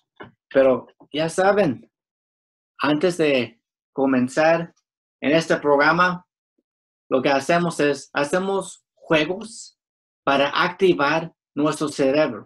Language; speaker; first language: Spanish; early bilingual, heritage; Spanish